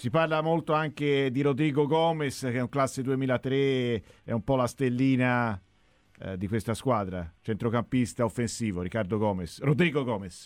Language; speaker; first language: Italian; native; Italian